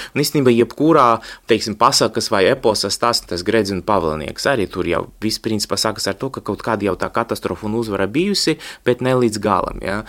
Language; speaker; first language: Latvian; non-native, local second language; Russian